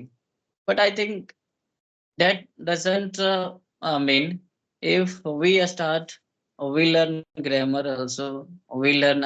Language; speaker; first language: English; non-native, local second language; Hindi